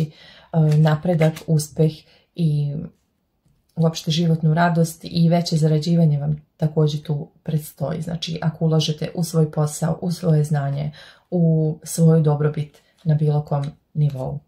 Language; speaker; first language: Serbian; native; Serbian